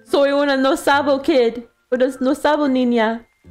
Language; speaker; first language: Spanish; non-native, learner; English